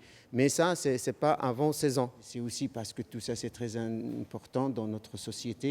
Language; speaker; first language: French; non-native, local second language; Arabic